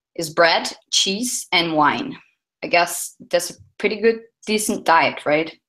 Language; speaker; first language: English; non-native, fluent; Portuguese